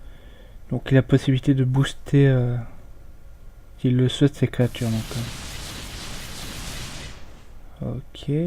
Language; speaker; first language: French; native; French